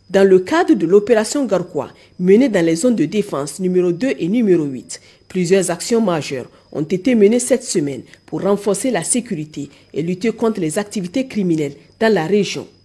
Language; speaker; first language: French; non-native, local second language; Hausa